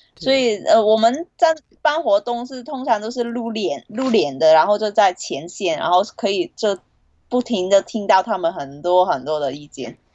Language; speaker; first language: Chinese; non-native, fluent; Cantonese